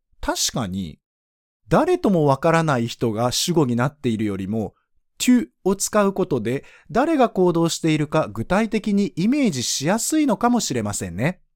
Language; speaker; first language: Japanese; native; Japanese